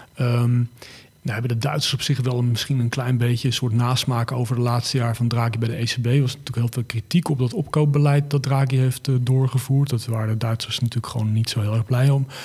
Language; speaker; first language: Dutch; native; Dutch